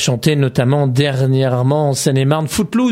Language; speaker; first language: French; native; French